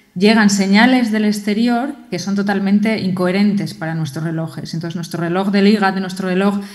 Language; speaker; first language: Spanish; native; Spanish